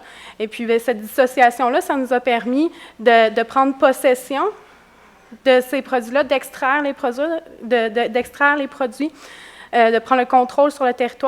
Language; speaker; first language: French; native; French